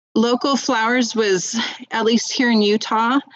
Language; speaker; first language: English; native; English